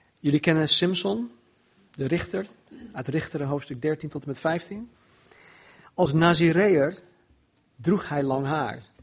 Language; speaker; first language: Dutch; non-native, fluent; English